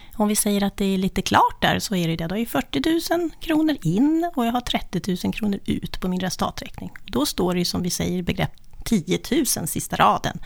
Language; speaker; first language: Swedish; native; Swedish